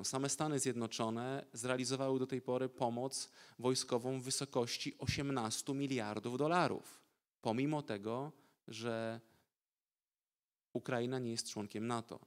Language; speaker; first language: Polish; native; Polish